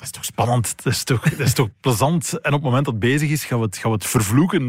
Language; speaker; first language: Dutch; native; Dutch